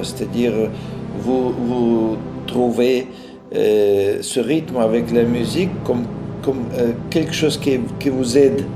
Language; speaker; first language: French; non-native, fluent; Russian